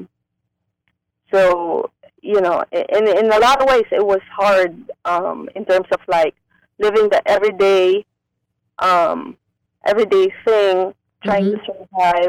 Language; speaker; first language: English; non-native, local second language; Filipino